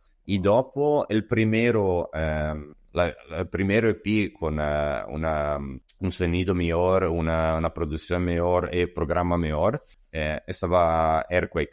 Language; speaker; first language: Spanish; non-native, learner; Italian